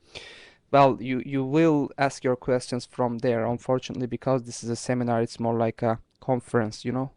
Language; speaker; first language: English; non-native, fluent; Turkish